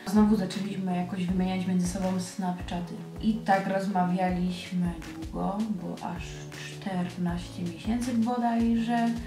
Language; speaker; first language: Polish; native; Polish